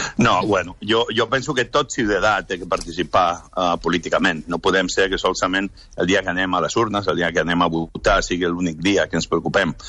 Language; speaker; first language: Catalan; non-native, local second language; Spanish